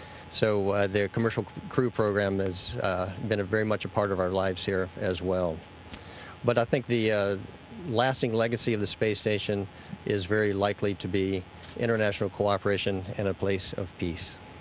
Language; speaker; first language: English; native; English